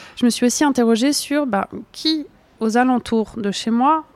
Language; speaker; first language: French; native; French